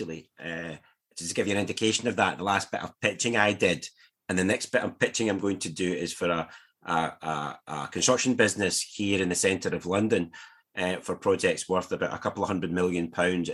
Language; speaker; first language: English; native; English